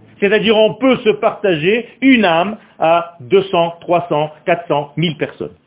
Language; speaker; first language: French; non-native, fluent; Hebrew